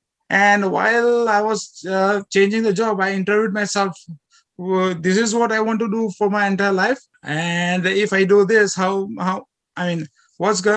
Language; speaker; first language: English; non-native, local second language; Gujarati